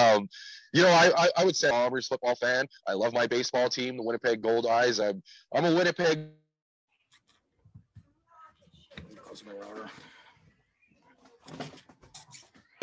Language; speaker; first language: English; native; English